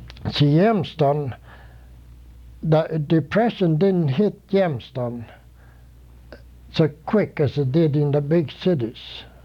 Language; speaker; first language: English; non-native, fluent; Swedish